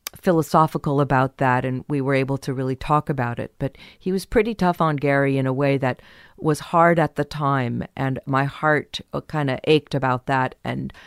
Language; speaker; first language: English; native; English